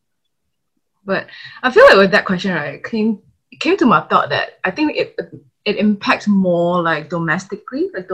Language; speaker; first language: English; non-native, local second language; Chinese